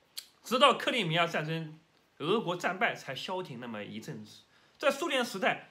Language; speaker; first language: Chinese; native; Chinese